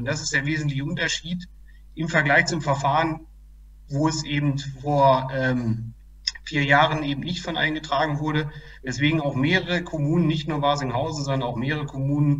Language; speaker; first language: German; native; German